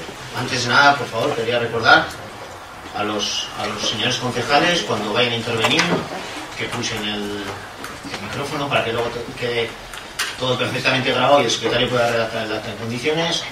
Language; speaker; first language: Spanish; native; Spanish